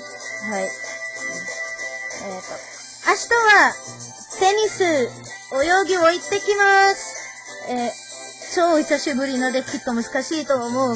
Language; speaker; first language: Japanese; non-native, learner; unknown